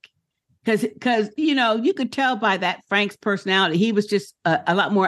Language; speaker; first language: English; native; English